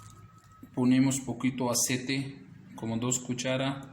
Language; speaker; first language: Spanish; non-native, learner; Urdu